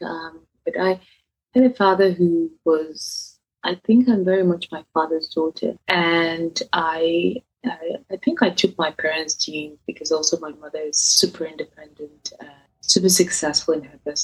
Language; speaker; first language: English; non-native, local second language; Igbo